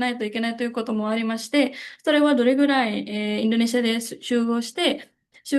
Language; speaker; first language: Japanese; non-native, fluent; Indonesian